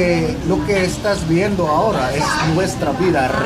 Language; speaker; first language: Spanish; non-native, fluent; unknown